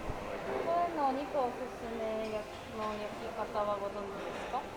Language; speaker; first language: Japanese; native; Japanese